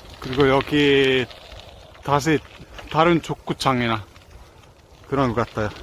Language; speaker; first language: Korean; non-native, learner; Finnish